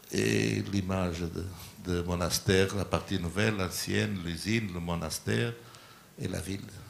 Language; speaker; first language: French; non-native, learner; Portuguese